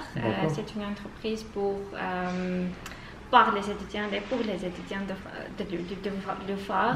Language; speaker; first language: French; non-native, learner; Armenian